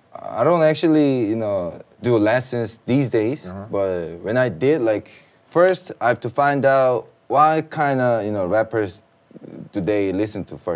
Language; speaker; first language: English; early bilingual, other home language; Korean